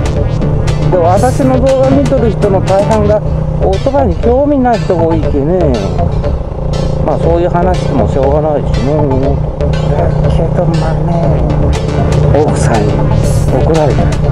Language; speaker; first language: Japanese; native; Japanese